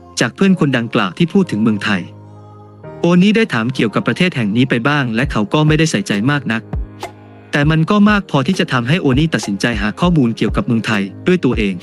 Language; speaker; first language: Thai; native; Thai